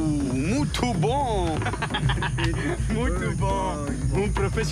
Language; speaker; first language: Portuguese; non-native, learner; French